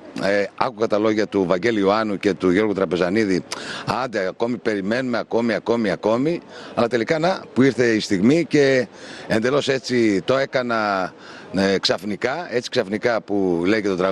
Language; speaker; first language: Greek; native; Greek